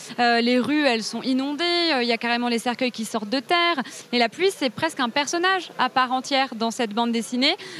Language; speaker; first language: French; native; French